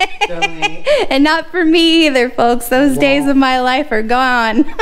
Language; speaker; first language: English; native; English